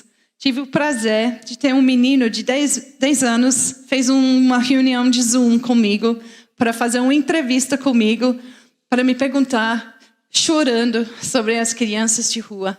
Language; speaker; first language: Portuguese; non-native, fluent; English